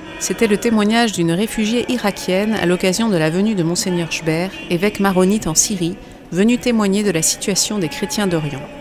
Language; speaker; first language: French; native; French